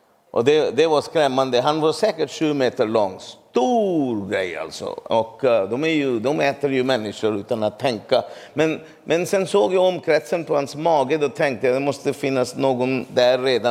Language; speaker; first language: Swedish; non-native, fluent; Urdu